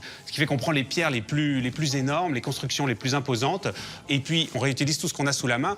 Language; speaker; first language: French; native; French